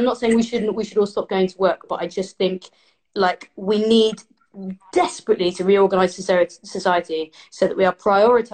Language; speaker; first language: English; native; English